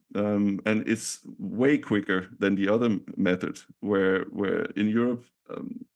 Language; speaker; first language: English; non-native, fluent; Danish